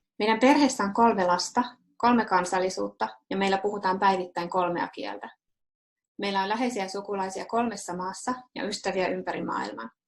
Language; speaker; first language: Finnish; native; Finnish